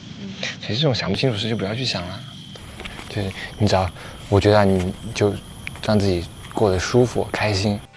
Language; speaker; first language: Chinese; native; Chinese